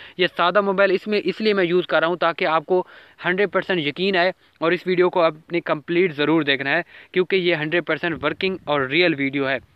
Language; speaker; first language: Urdu; non-native, local second language; Punjabi